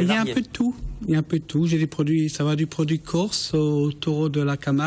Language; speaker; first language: French; native; French